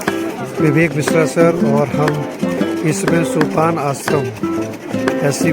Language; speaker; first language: Hindi; native; Hindi